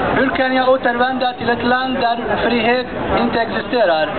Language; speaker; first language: Swedish; non-native, fluent; Persian